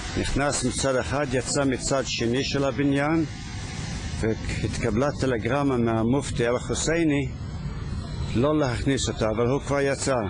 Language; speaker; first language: Hebrew; early bilingual, other home language; Yiddish